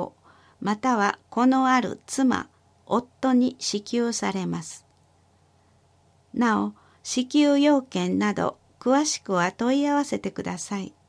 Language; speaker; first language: Japanese; native; Japanese